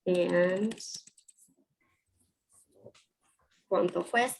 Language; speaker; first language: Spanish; non-native, fluent; English